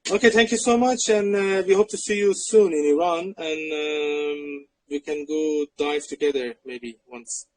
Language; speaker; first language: English; non-native, fluent; Persian